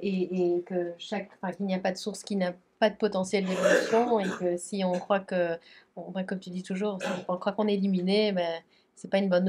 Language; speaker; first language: French; native; French